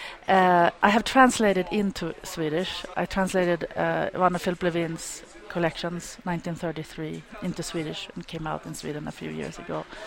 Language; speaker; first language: English; non-native, fluent; Swedish